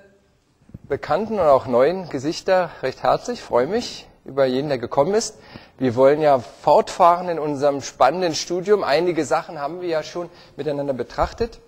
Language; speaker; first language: German; native; German